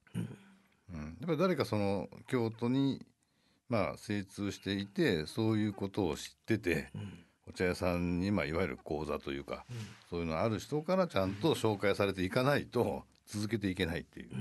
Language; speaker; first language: Japanese; native; Japanese